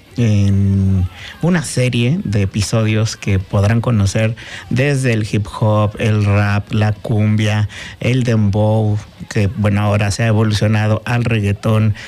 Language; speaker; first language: Spanish; native; Spanish